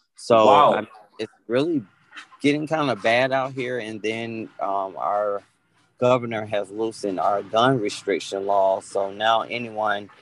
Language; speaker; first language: English; native; English